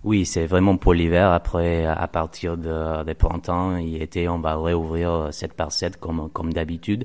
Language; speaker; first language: French; non-native, fluent; Spanish